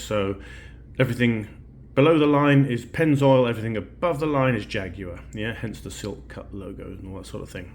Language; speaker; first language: English; native; English